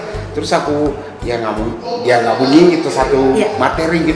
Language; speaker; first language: Indonesian; non-native, fluent; Japanese